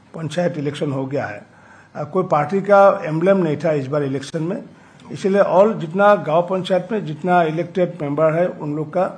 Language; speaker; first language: Hindi; non-native, local second language; Assamese